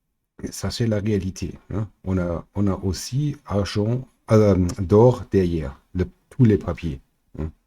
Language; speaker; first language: French; non-native, learner; German